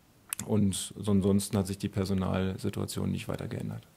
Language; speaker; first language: German; native; German